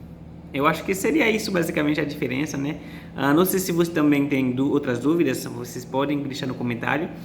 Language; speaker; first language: Portuguese; non-native, fluent; Haitian Creole